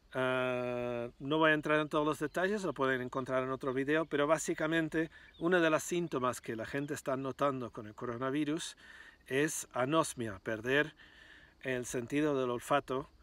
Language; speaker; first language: Spanish; non-native, fluent; English